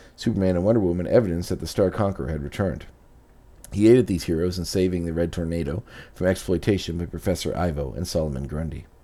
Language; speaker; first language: English; native; English